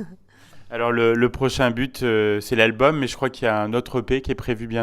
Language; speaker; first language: French; native; French